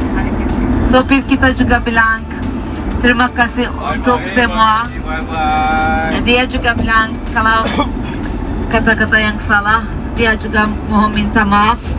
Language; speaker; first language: Indonesian; non-native, fluent; Turkish